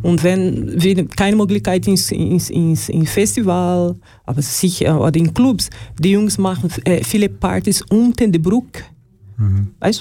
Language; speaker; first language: German; non-native, learner; Portuguese